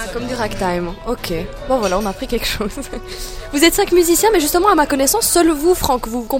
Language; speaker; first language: French; native; French